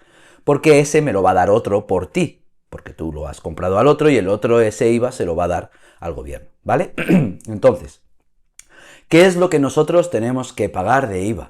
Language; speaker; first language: Spanish; native; Spanish